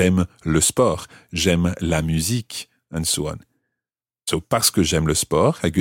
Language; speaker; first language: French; non-native, fluent; English